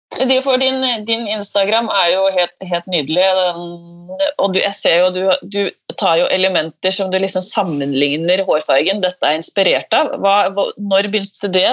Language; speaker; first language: Norwegian; native; Norwegian